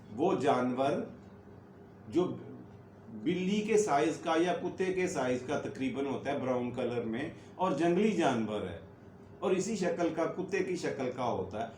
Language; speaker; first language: Urdu; native; Urdu